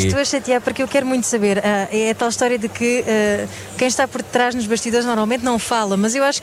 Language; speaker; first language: Portuguese; native; Portuguese